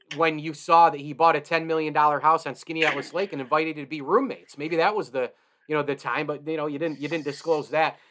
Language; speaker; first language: English; native; English